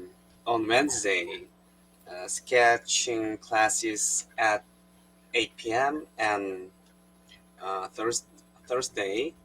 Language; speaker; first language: English; non-native, learner; Korean